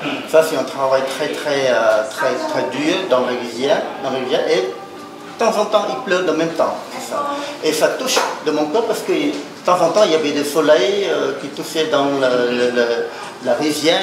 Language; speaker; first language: French; non-native, learner; Khmer